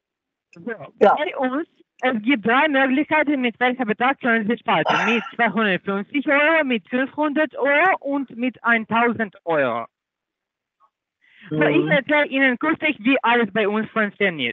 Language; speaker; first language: German; non-native, learner; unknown